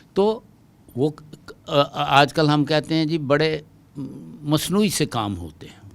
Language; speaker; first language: Hindi; non-native, local second language; Dogri